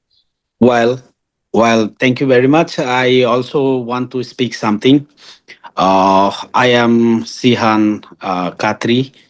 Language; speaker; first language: English; non-native, learner; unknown